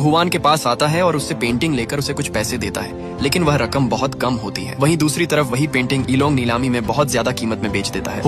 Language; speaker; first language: Hindi; native; Hindi